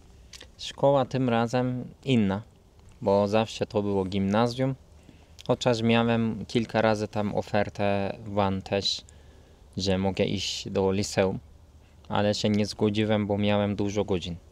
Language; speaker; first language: Polish; non-native, fluent; Turkish